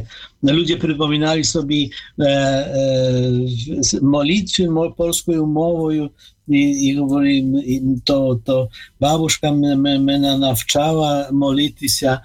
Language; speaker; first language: Ukrainian; non-native, fluent; Polish